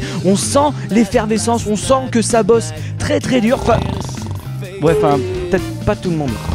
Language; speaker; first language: French; native; French